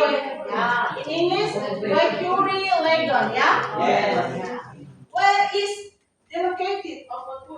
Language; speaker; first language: English; non-native, fluent; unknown